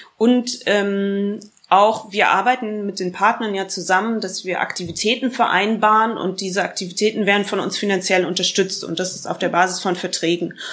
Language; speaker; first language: German; native; German